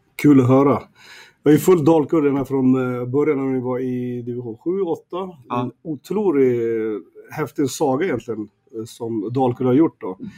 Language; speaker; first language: Swedish; early bilingual, other home language; Kurdish